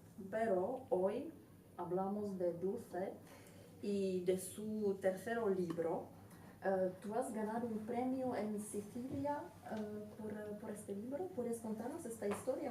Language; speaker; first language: Spanish; non-native, fluent; Czech